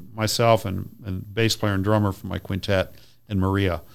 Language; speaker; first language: English; native; English